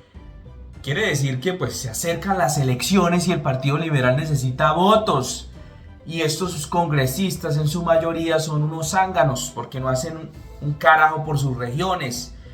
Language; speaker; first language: Spanish; native; Spanish